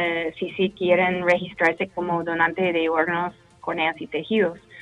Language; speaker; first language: Spanish; non-native, fluent; English